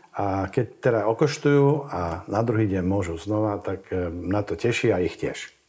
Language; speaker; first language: Slovak; native; Slovak